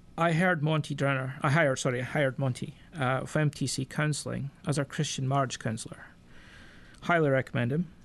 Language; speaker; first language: English; native; English